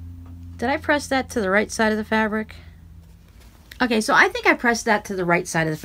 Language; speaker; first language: English; native; English